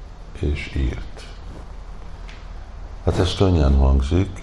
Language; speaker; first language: Hungarian; early bilingual, heritage; Hungarian